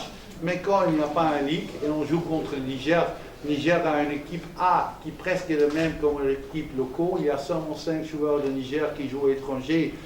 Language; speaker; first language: French; non-native, local second language; Dutch